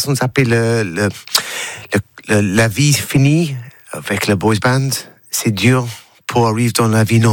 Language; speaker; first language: French; non-native, learner; English